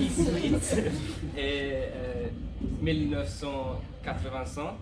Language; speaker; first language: French; non-native, learner; English